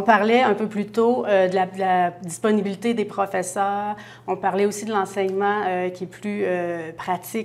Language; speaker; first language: French; native; French